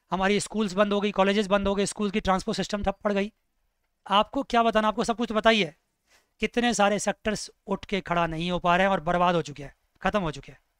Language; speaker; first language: Hindi; native; Hindi